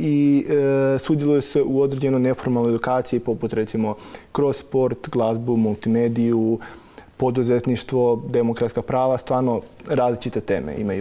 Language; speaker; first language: Croatian; native; Croatian